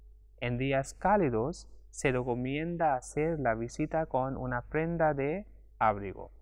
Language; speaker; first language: Spanish; non-native, fluent; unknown